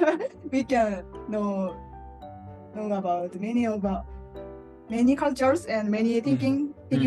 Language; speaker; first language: English; non-native, learner; Japanese